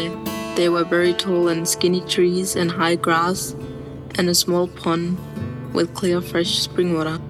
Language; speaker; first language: English; non-native, local second language; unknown